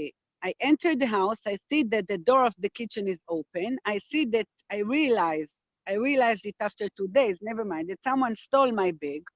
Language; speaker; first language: English; non-native, fluent; Hebrew